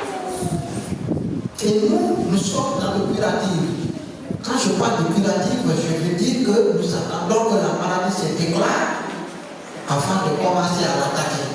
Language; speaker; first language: French; non-native, local second language; Wolof